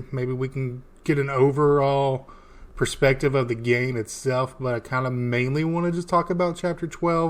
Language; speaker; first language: English; native; English